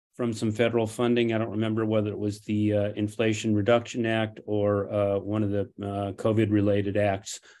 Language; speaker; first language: English; non-native, fluent; Portuguese